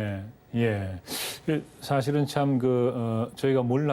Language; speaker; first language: Korean; native; Korean